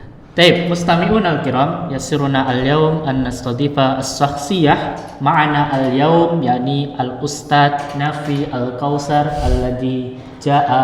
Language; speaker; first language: Arabic; non-native, learner; Indonesian